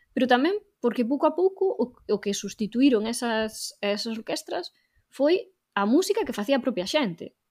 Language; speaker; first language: Galician; native; Galician